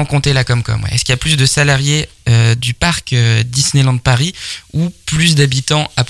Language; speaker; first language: French; native; French